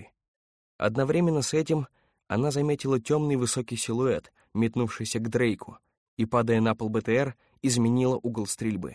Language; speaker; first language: Russian; native; Russian